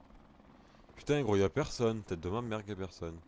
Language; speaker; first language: French; native; French